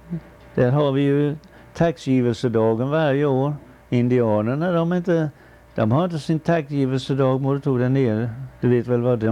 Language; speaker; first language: Swedish; early bilingual, heritage; Swedish